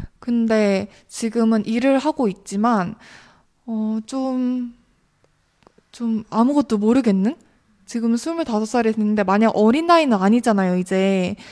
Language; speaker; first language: Korean; native; Korean